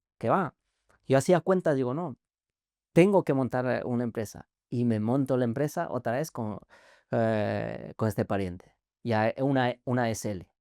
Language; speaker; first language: Spanish; native; Spanish